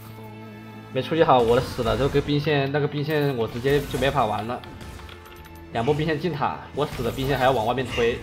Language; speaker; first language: Chinese; native; Chinese